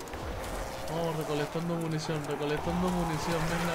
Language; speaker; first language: Spanish; native; Spanish